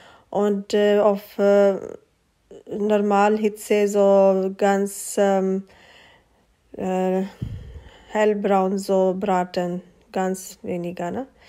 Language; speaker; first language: German; non-native, learner; Urdu